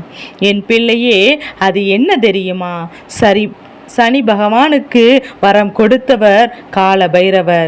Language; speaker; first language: Tamil; native; Tamil